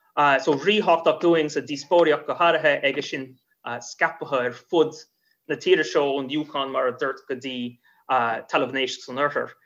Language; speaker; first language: Irish; non-native, fluent; English